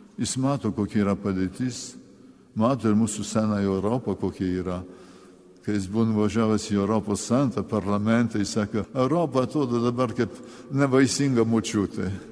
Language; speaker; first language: Lithuanian; early bilingual, heritage; Lithuanian